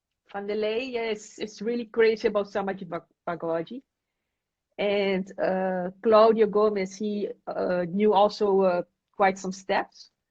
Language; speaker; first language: English; non-native, fluent; Dutch